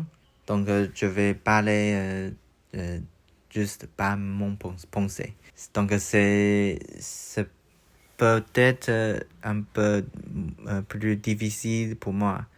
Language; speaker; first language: French; non-native, learner; Chinese